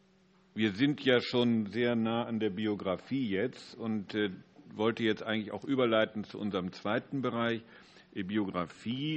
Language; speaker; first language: German; native; German